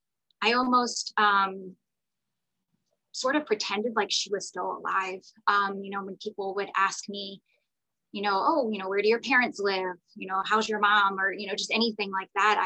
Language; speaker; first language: English; native; English